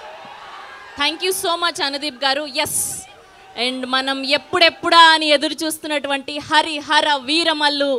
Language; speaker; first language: Telugu; native; Telugu